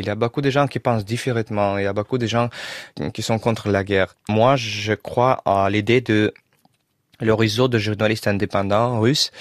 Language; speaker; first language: French; non-native, learner; Russian